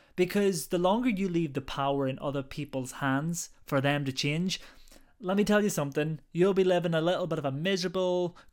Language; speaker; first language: English; native; English